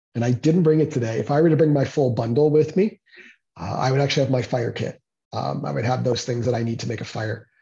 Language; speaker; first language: English; native; English